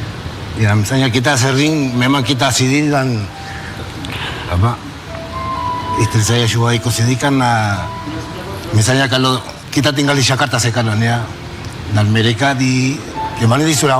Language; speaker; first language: Indonesian; non-native, fluent; Spanish